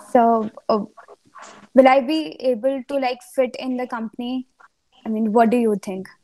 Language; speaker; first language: English; non-native, local second language; Hindi